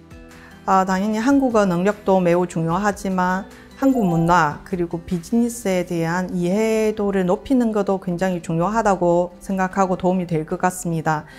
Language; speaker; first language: Korean; non-native, fluent; Chinese